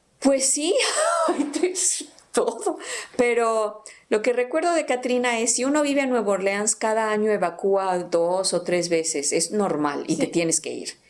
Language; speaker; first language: Spanish; native; Spanish